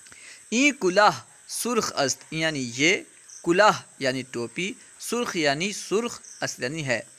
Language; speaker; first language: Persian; non-native, fluent; Urdu